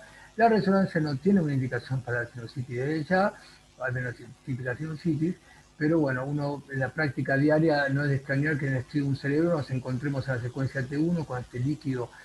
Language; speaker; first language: Spanish; native; Spanish